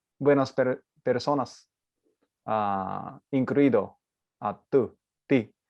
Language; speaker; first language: Spanish; non-native, learner; Japanese